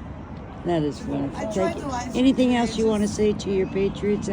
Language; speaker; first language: English; native; English